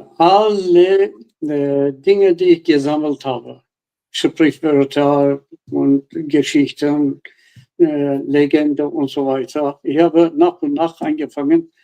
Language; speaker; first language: German; non-native, fluent; Kurdish